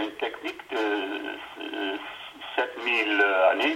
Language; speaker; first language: French; non-native, learner; Dutch